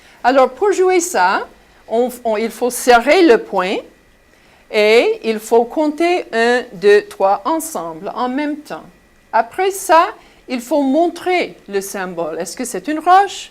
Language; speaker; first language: French; non-native, fluent; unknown